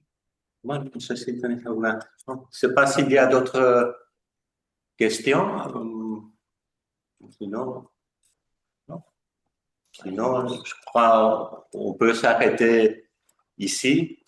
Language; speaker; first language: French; non-native, fluent; Spanish